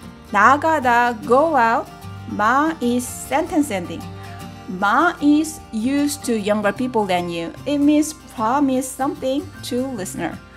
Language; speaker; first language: English; non-native, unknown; Korean